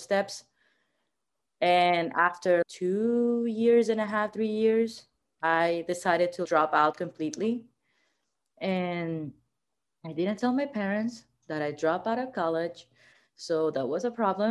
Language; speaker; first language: English; non-native, fluent; Spanish